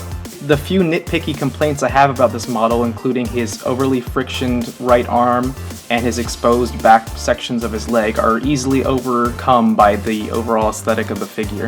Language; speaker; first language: English; native; English